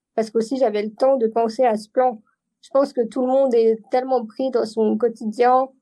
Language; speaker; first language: French; native; French